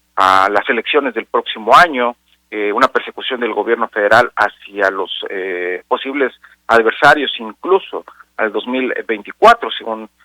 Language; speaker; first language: Spanish; native; Spanish